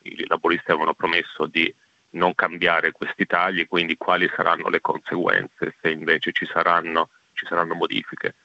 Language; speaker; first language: Italian; native; Italian